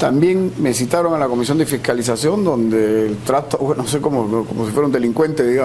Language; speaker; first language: Spanish; native; Spanish